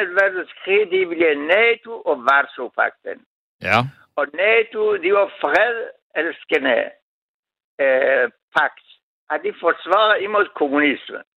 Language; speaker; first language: Danish; non-native, learner; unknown